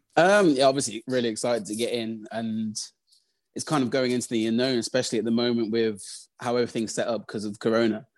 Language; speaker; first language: English; native; English